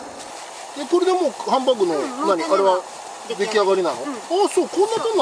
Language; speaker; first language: Japanese; native; Japanese